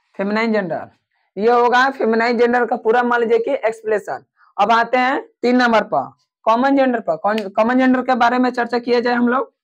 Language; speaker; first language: Hindi; native; Hindi